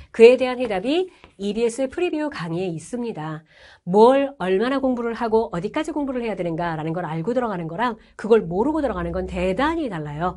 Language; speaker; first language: Korean; native; Korean